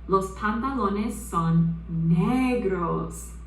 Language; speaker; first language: Spanish; non-native, fluent; English